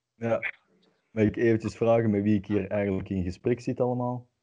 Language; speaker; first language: Dutch; native; Dutch